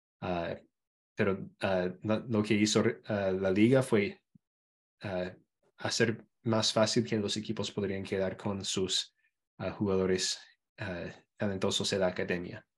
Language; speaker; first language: Spanish; non-native, fluent; English